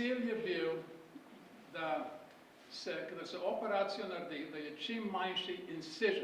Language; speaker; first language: Slovenian; early bilingual, heritage; Slovenian